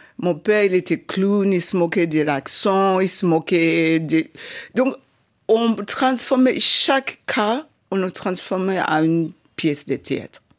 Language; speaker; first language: French; non-native, fluent; Shona